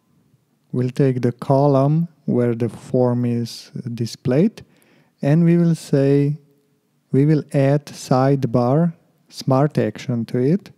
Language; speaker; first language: English; non-native, fluent; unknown